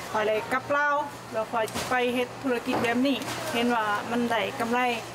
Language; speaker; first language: Korean; non-native, learner; Lao